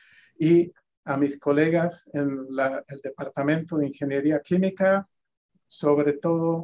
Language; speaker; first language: Spanish; non-native, fluent; English